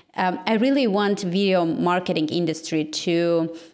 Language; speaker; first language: English; non-native, fluent; Armenian